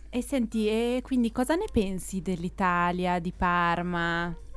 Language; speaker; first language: Italian; native; Italian